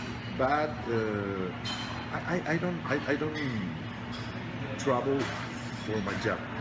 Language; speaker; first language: English; non-native, learner; Spanish